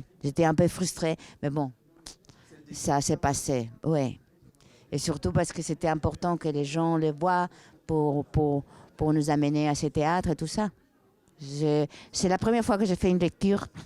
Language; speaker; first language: French; non-native, fluent; Spanish